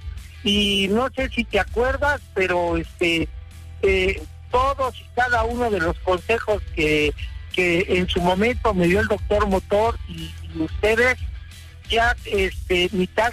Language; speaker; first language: Spanish; native; Spanish